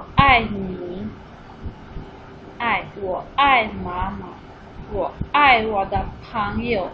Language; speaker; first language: Chinese; non-native, fluent; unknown